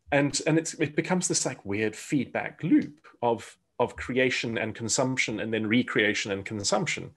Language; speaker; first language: English; native; English